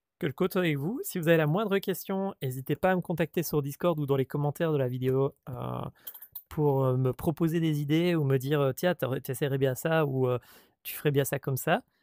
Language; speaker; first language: French; native; French